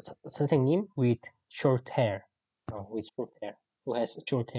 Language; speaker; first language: English; non-native, fluent; Korean